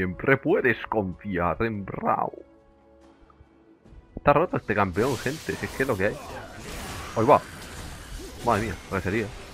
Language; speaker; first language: Spanish; native; Spanish